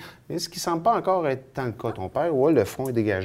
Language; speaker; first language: French; native; French